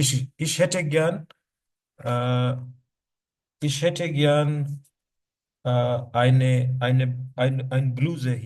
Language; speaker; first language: German; non-native, learner; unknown